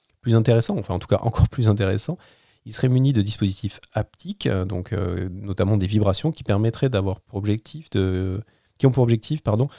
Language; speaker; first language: French; native; French